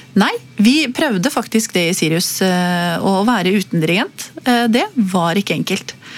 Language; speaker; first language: Norwegian; native; Norwegian